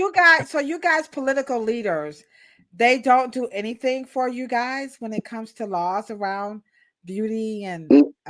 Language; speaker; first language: English; native; English